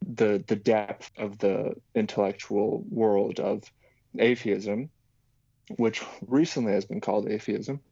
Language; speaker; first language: English; non-native, fluent; Slovak